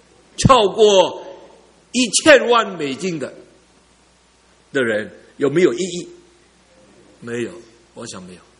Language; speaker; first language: Chinese; early bilingual, heritage; Cantonese